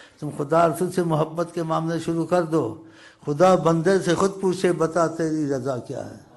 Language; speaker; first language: Urdu; non-native, local second language; Saraiki